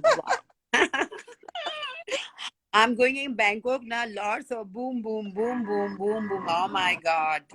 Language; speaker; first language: English; non-native, learner; Hindi